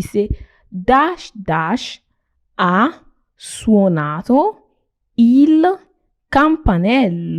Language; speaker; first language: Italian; non-native, fluent; Nigerian Pidgin